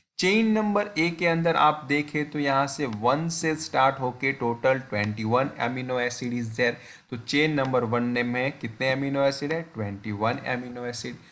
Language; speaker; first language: Hindi; non-native, local second language; Gujarati